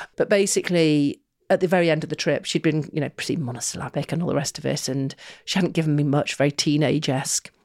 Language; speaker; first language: English; native; English